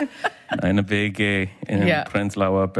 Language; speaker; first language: German; non-native, learner; English